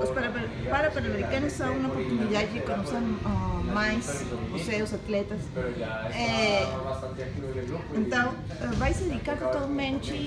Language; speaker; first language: Portuguese; non-native, learner; Spanish